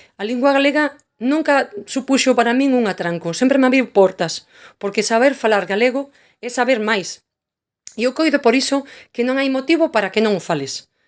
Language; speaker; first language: Galician; native; Galician